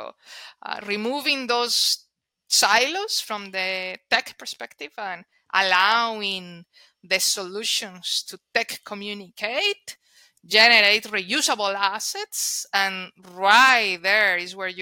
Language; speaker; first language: English; non-native, fluent; Spanish